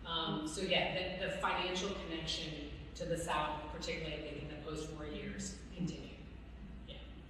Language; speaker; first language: English; native; English